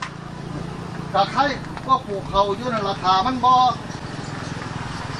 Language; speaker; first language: Thai; non-native, local second language; Northeastern Thai